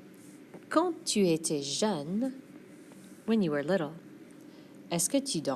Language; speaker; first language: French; non-native, fluent; English